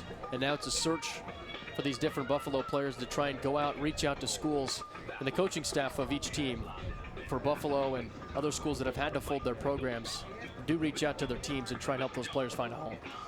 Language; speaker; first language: English; native; English